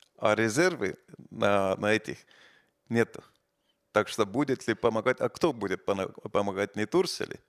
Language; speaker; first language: Russian; non-native, fluent; Estonian